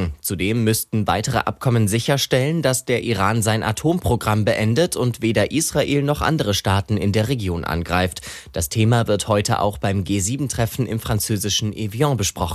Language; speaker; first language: German; native; German